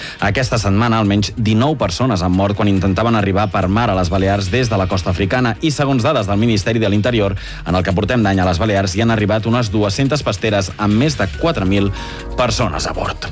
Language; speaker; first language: Catalan; native; Catalan